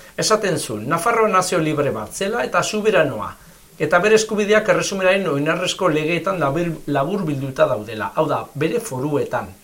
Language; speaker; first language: Basque; native; Basque